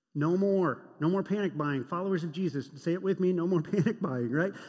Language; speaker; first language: English; native; English